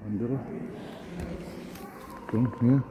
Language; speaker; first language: German; non-native, learner; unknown